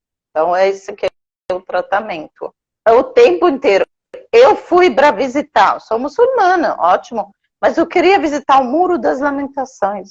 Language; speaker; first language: Portuguese; non-native, fluent; Arabic